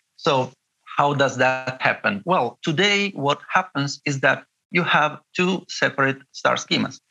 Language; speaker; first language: English; non-native, fluent; Italian